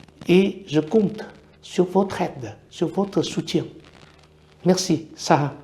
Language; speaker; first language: French; non-native, fluent; Vietnamese